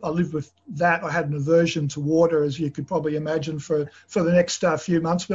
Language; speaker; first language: English; native; English